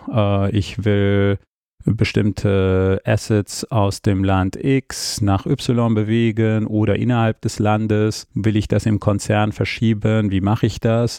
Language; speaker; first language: German; early bilingual, other home language; Armenian